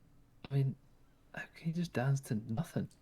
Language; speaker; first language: English; native; English